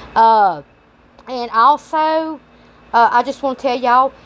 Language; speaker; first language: English; native; English